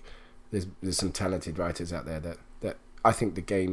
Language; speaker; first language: English; native; English